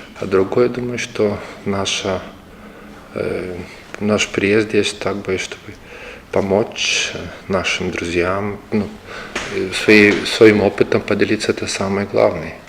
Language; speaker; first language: Russian; non-native, local second language; Lithuanian